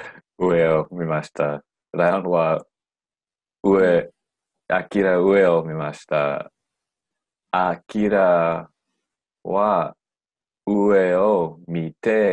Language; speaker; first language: Japanese; non-native, learner; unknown